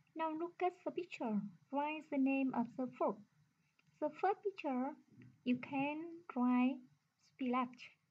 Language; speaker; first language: English; non-native, fluent; Vietnamese